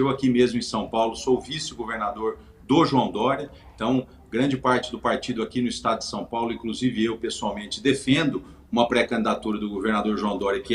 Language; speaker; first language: Portuguese; native; Portuguese